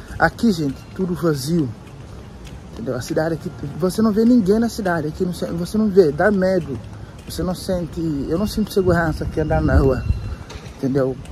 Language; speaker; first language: Portuguese; non-native, local second language; Kabuverdianu